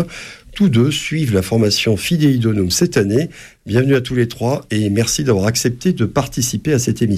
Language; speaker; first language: French; native; French